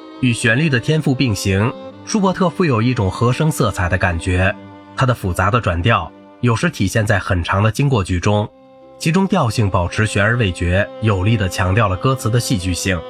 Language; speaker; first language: Chinese; native; Chinese